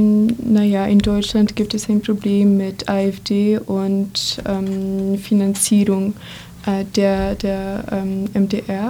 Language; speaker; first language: German; non-native, fluent; Polish